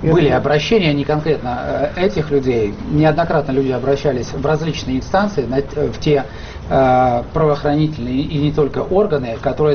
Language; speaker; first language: Russian; native; Russian